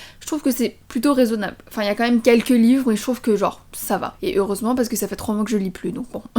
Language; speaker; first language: French; early bilingual, other home language; Vietnamese